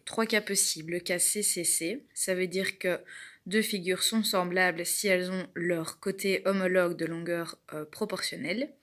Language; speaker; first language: French; native; French